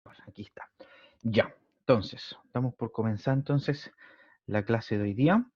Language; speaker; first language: Spanish; native; Spanish